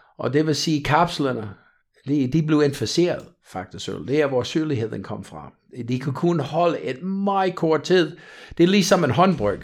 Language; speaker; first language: Danish; non-native, fluent; English